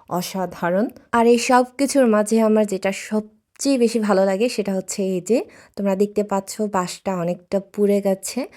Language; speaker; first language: Bangla; non-native, local second language; Chakma